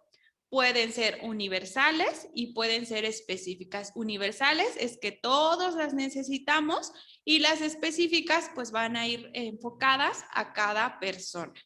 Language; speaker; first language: Spanish; native; Spanish